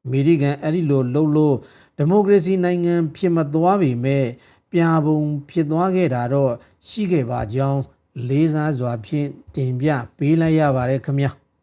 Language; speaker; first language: Burmese; native; Burmese